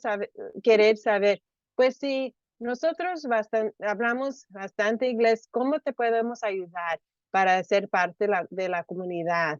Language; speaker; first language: Spanish; early bilingual, heritage; Spanish